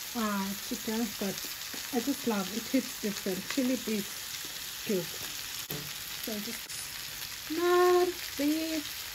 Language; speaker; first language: English; non-native, local second language; Gusii